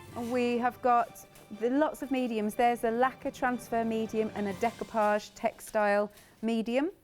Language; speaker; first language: English; native; English